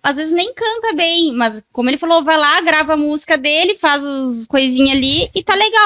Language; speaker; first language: Portuguese; native; Portuguese